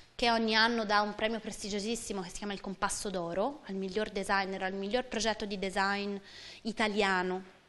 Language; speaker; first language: Italian; native; Italian